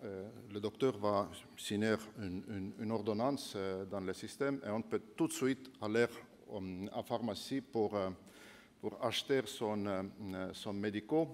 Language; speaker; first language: French; non-native, fluent; Estonian